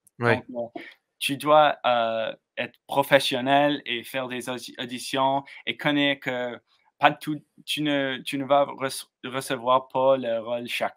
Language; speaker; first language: French; non-native, learner; English